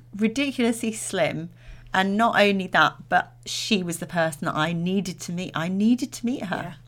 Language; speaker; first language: English; native; English